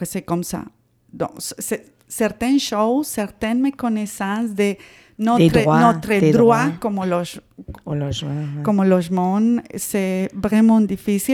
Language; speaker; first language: French; non-native, fluent; Spanish